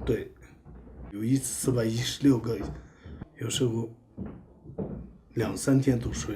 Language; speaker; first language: Chinese; non-native, local second language; Tibetan